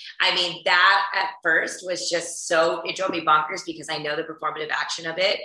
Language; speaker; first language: English; early bilingual, other home language; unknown